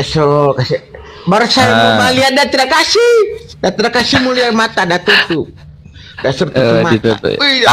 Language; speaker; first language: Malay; non-native, local second language; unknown